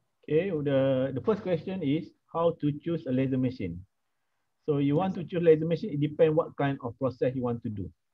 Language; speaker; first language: English; non-native, local second language; Malay